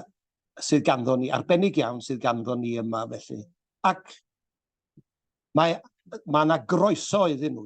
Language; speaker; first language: Welsh; native; Welsh